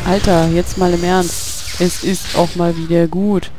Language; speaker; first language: German; native; German